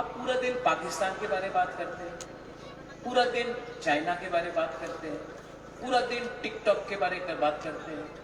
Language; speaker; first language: Hindi; non-native, local second language; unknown